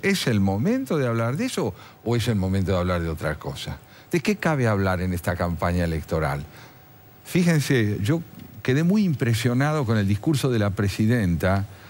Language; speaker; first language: Spanish; native; Spanish